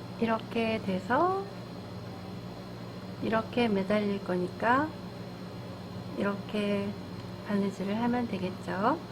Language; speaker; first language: Korean; native; Korean